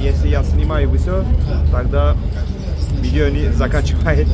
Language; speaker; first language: Russian; non-native, learner; Turkish